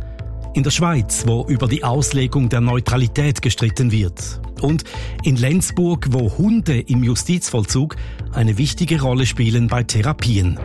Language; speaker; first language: German; native; German